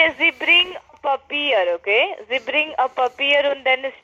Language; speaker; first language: German; non-native, learner; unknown